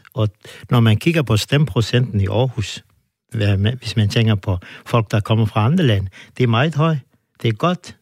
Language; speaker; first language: Danish; non-native, fluent; Turkish